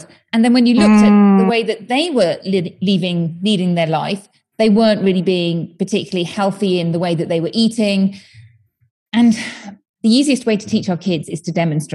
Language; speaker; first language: English; native; English